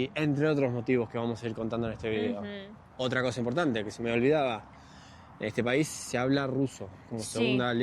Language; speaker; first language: Spanish; native; Spanish